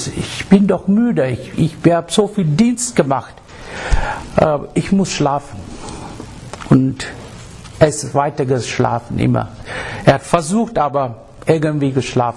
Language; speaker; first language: German; non-native, learner; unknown